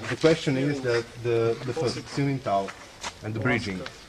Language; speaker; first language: English; non-native, learner; Slovak